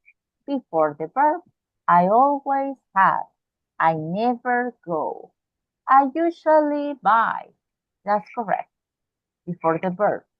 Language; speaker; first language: English; non-native, fluent; Spanish